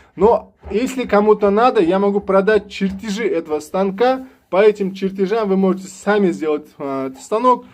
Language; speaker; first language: Russian; non-native, local second language; Uzbek